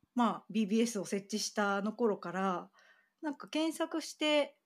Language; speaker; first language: Japanese; early bilingual, other home language; English